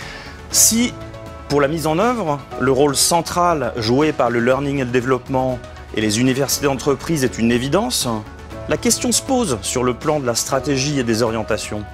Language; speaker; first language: French; native; French